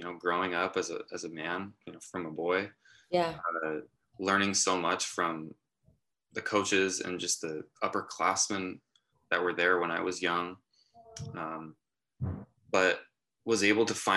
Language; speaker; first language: English; native; English